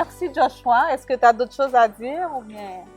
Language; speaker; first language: French; native; French